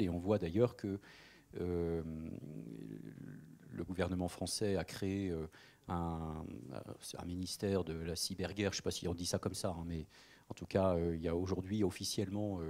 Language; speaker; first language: French; native; French